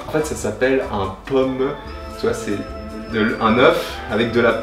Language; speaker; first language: French; native; French